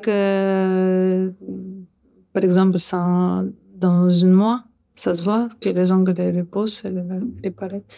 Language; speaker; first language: French; non-native, learner; Russian